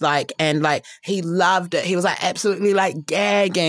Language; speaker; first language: English; early bilingual, other home language; Shona